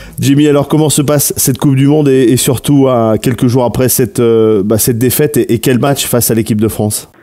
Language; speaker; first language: French; native; French